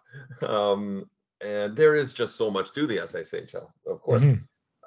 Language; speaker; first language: English; native; English